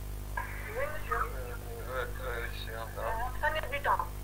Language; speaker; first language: French; non-native, learner; Arabic